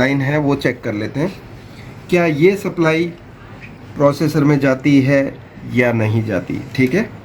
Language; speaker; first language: Hindi; non-native, local second language; Gujarati